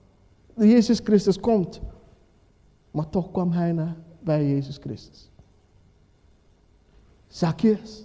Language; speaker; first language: Dutch; non-native, fluent; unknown